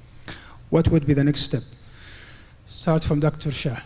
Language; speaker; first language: English; non-native, fluent; Arabic